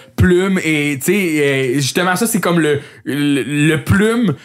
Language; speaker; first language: French; native; French